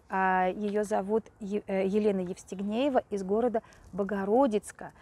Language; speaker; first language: Russian; native; Russian